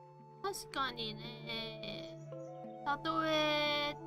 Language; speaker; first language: Japanese; non-native, learner; Chinese